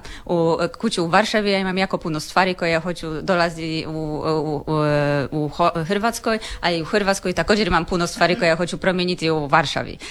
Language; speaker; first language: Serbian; non-native, learner; Polish